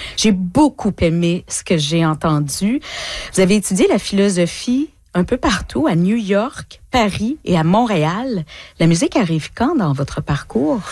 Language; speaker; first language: French; native; French